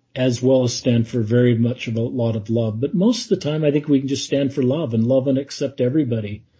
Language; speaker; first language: English; native; English